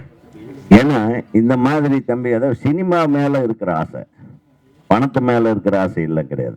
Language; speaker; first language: Tamil; native; Tamil